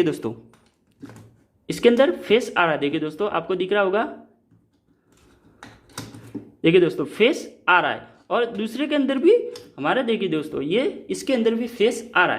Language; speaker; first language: Hindi; native; Hindi